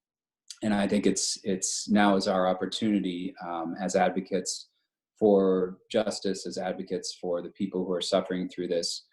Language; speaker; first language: English; native; English